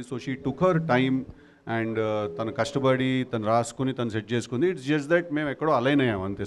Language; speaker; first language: Telugu; native; Telugu